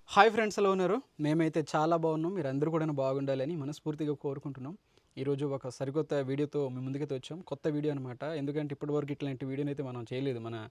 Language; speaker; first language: Telugu; native; Telugu